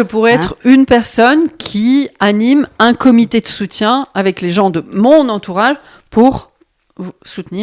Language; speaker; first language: French; native; French